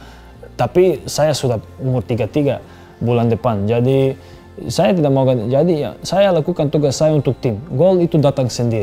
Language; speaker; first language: Indonesian; non-native, fluent; Serbian